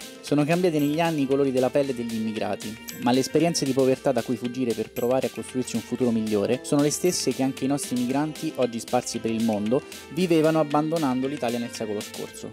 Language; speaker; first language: Italian; native; Italian